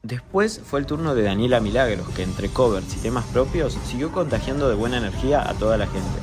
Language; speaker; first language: Spanish; native; Spanish